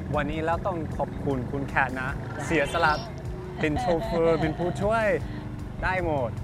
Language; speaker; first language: Thai; non-native, fluent; English